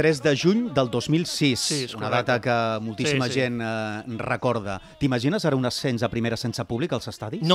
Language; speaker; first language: Catalan; native; Catalan